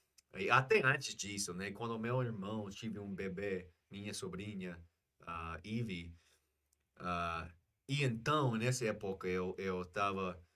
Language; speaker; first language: Portuguese; non-native, fluent; English